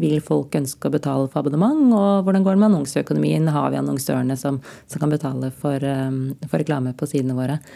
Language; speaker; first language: Norwegian; native; Norwegian